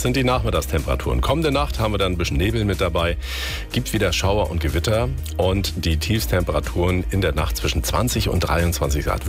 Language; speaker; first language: German; native; German